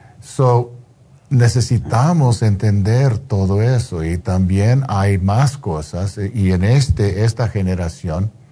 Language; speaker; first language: Spanish; non-native, fluent; English